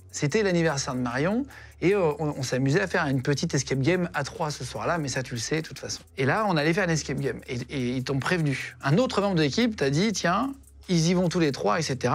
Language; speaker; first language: French; native; French